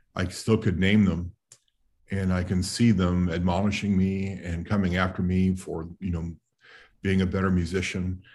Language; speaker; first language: English; native; English